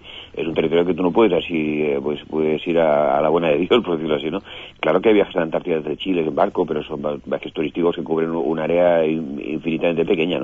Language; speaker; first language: Spanish; native; Spanish